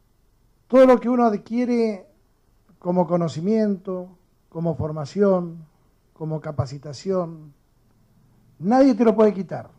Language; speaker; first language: Spanish; native; Spanish